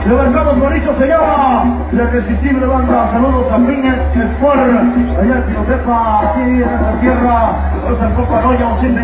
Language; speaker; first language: Spanish; native; Spanish